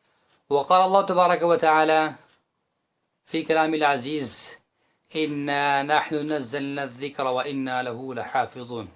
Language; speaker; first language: Arabic; non-native, fluent; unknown